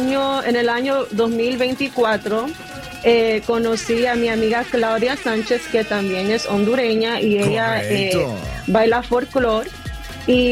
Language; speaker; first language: Spanish; early bilingual, heritage; Spanish